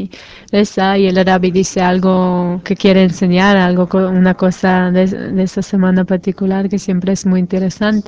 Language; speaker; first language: Spanish; non-native, fluent; Hebrew